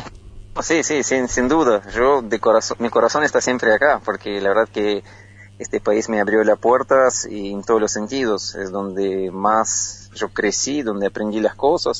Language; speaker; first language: Spanish; non-native, fluent; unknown